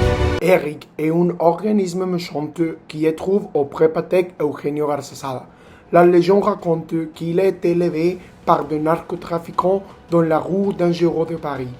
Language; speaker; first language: French; non-native, learner; Spanish